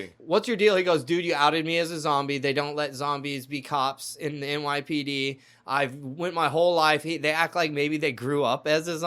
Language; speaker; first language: English; native; English